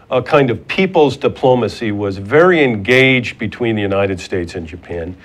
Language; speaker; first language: English; native; English